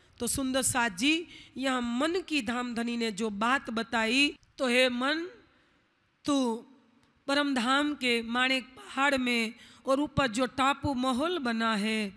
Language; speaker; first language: Hindi; non-native, local second language; Gujarati